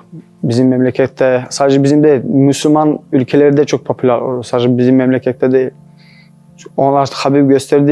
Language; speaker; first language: Turkish; non-native, learner; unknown